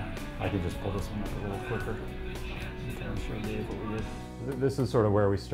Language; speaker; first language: English; native; English